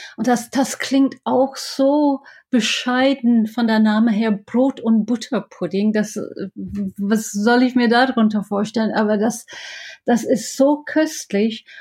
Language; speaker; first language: German; non-native, fluent; English